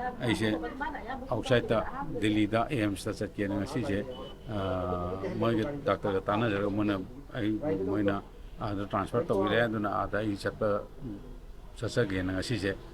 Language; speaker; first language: Manipuri; native; Manipuri